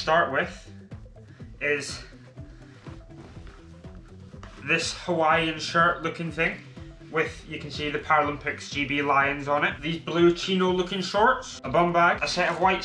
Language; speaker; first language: English; native; English